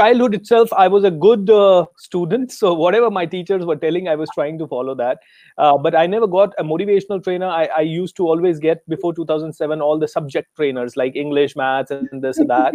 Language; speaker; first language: English; non-native, local second language; Hindi